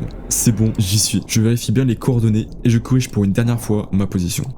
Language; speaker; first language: French; native; French